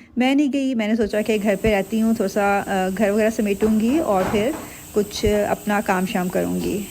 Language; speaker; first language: Urdu; native; Urdu